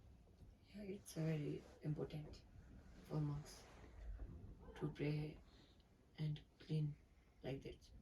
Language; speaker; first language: English; non-native, learner; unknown